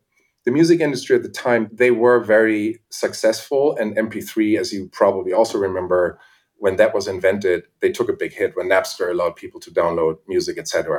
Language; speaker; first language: English; non-native, fluent; German